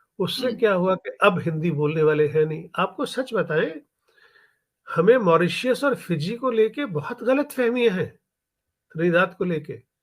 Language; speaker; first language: Hindi; native; Hindi